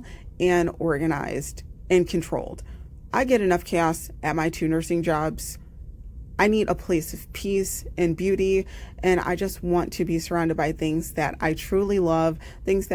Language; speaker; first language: English; native; English